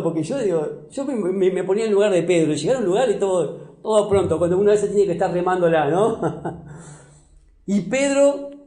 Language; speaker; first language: Spanish; native; Spanish